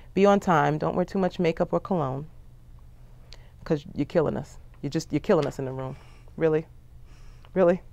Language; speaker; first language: English; native; English